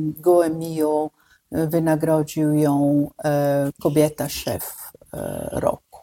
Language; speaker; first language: Polish; non-native, fluent; Italian